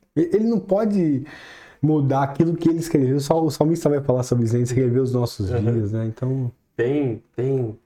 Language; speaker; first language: Portuguese; native; Portuguese